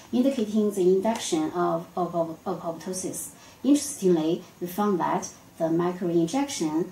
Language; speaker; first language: English; non-native, fluent; Chinese